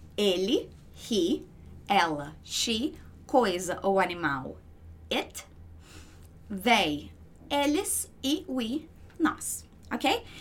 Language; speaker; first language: Portuguese; native; Portuguese